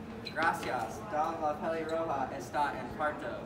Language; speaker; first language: Spanish; non-native, learner; English